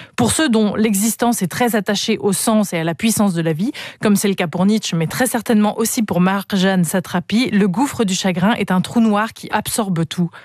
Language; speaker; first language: French; native; French